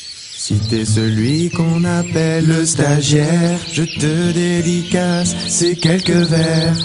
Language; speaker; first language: French; native; French